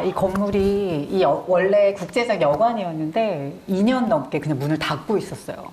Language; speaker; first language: Korean; native; Korean